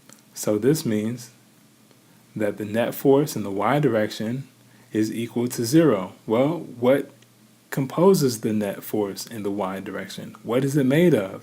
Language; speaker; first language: English; native; English